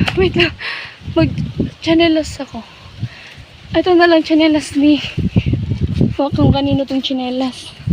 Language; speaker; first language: Filipino; non-native, local second language; Bikol